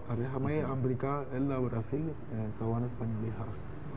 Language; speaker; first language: Persian; non-native, learner; Spanish